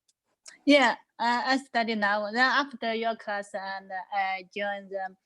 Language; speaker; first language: English; non-native, learner; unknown